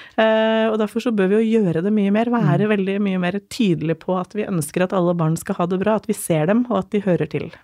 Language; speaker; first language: Norwegian; native; Norwegian